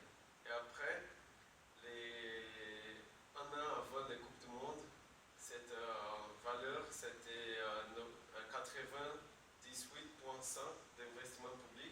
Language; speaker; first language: French; non-native, learner; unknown